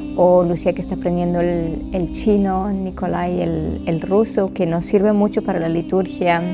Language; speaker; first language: Spanish; non-native, local second language; German